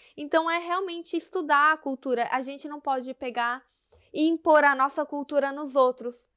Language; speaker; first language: Portuguese; native; Portuguese